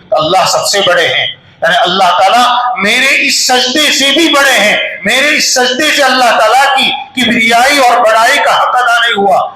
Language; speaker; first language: Urdu; non-native, local second language; Gujarati